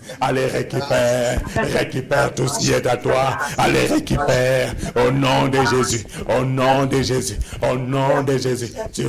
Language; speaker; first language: French; non-native, local second language; Lingala